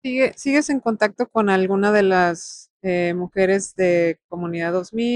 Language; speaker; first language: Spanish; native; Spanish